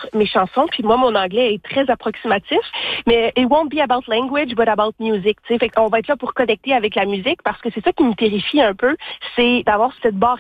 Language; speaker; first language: French; native; French